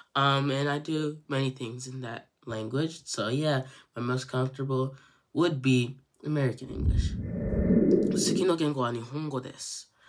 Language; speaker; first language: English; native; English